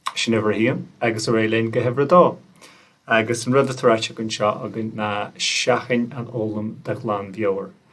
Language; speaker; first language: Irish; native; Irish